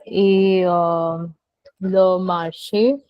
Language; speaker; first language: French; non-native, learner; Hindi